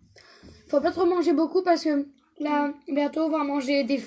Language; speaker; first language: French; native; French